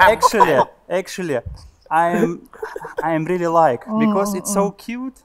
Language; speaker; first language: English; non-native, learner; Russian